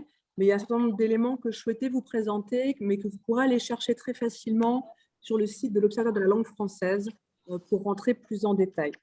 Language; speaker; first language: French; native; French